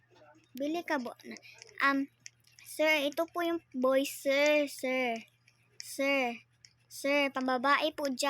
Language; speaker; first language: Filipino; non-native, local second language; Cebuano